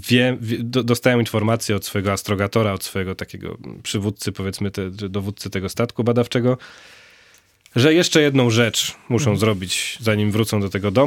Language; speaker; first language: Polish; native; Polish